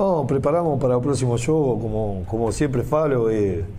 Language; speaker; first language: Portuguese; non-native, fluent; Spanish